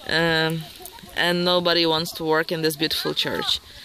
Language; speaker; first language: English; non-native, fluent; Ukrainian